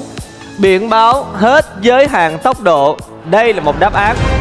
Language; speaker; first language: Vietnamese; native; Vietnamese